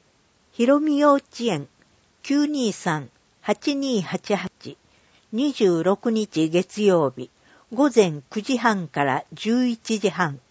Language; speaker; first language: Japanese; native; Japanese